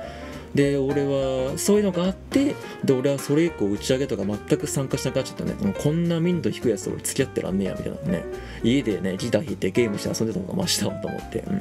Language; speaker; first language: Japanese; native; Japanese